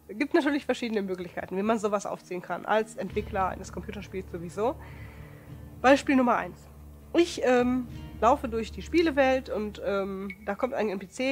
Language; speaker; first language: German; native; German